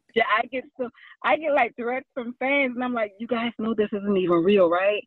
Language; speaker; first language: English; native; English